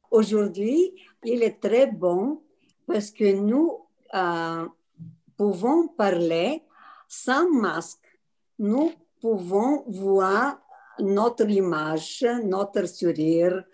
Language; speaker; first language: French; non-native, learner; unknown